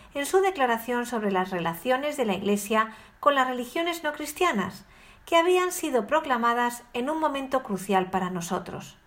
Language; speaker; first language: Spanish; native; Spanish